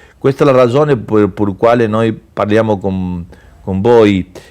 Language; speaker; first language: Italian; non-native, local second language; Spanish